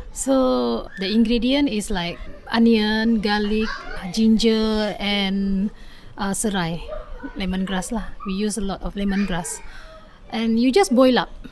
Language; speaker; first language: English; non-native, learner; Indonesian